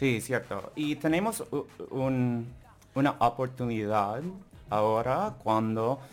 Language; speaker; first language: Spanish; non-native, learner; English